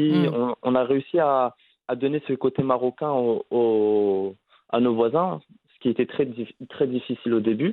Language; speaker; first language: French; early bilingual, other home language; Arabic